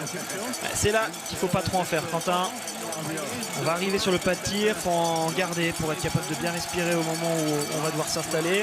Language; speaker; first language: French; native; French